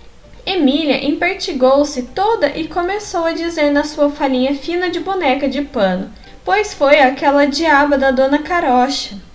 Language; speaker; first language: Portuguese; native; Portuguese